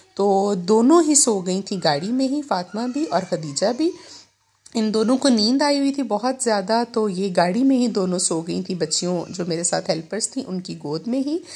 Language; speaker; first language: Urdu; native; Urdu